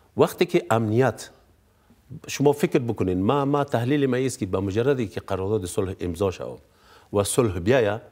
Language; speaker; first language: Persian; native; Persian